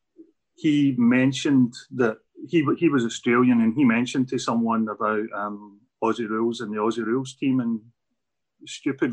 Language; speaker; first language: English; native; English